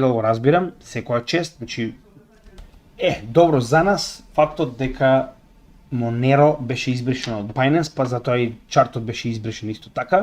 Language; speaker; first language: Macedonian; native; Macedonian